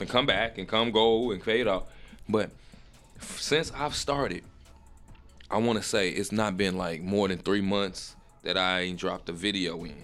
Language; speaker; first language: English; native; English